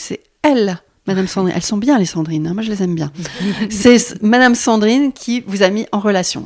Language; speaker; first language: French; native; French